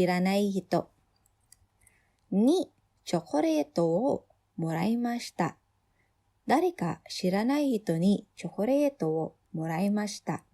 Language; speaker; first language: Japanese; non-native, fluent; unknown